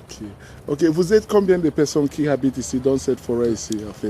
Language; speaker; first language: French; non-native, learner; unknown